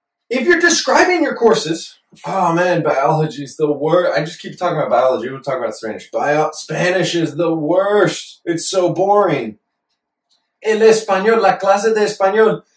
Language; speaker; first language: English; native; English